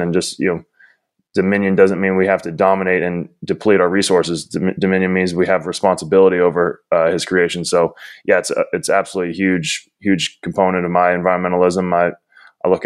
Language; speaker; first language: English; native; English